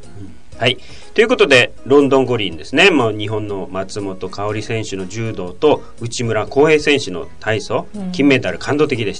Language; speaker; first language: Japanese; native; Japanese